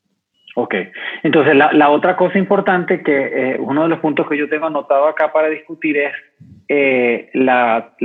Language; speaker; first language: Spanish; native; Spanish